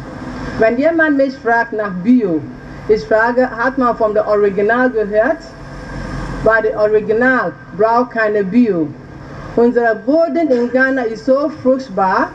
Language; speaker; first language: German; non-native, fluent; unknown